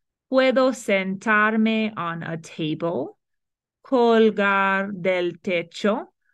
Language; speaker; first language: Spanish; non-native, fluent; English